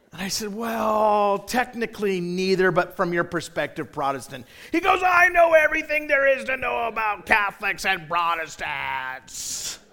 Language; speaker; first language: English; native; English